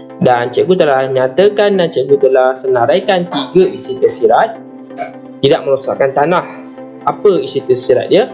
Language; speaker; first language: Malay; native; Malay